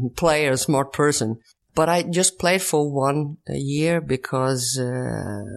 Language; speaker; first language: English; non-native, fluent; Swedish